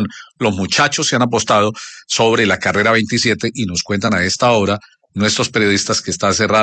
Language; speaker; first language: Spanish; native; Spanish